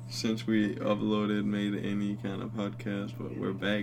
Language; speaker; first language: English; non-native, fluent; Danish